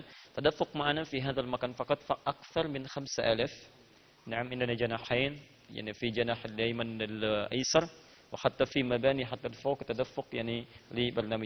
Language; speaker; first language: Arabic; non-native, fluent; Indonesian